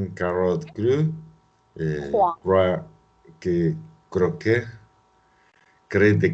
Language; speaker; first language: French; non-native, learner; Spanish